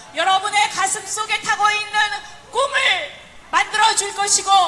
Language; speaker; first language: Korean; native; Korean